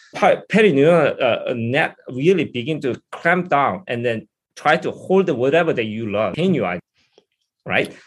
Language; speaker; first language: English; non-native, fluent; Korean